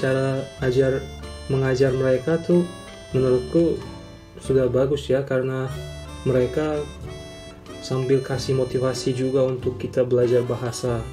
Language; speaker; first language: Indonesian; non-native, fluent; Turkmen